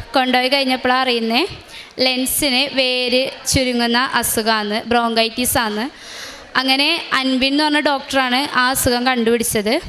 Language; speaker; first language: Malayalam; native; Malayalam